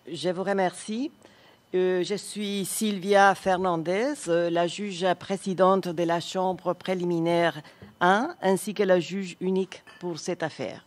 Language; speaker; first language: French; non-native, fluent; Spanish